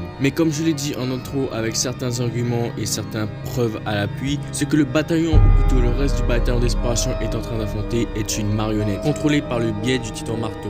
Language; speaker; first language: French; native; French